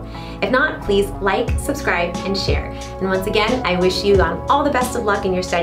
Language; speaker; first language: English; native; English